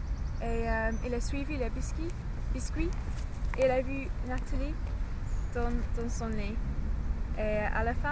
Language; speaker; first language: French; non-native, learner; English